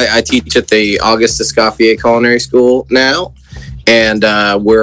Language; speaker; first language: English; native; English